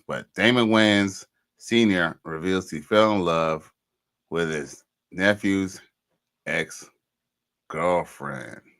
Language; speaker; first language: English; native; English